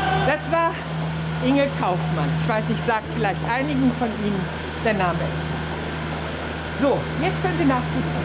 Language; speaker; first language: German; native; German